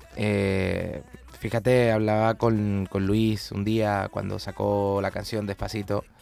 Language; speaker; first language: Spanish; native; Spanish